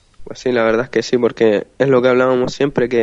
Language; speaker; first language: Spanish; native; Spanish